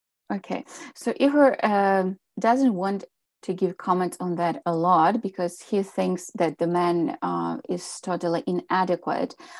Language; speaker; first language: English; non-native, fluent; Ukrainian